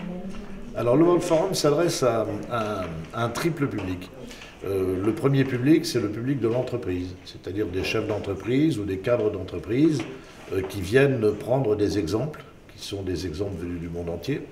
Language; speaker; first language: French; native; French